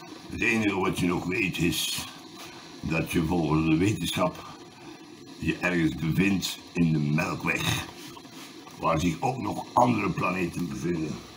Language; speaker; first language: Dutch; native; Dutch